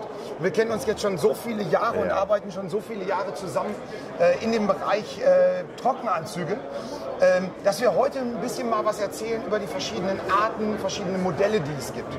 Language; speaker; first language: German; native; German